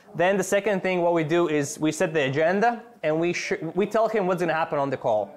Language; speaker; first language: English; non-native, fluent; Latvian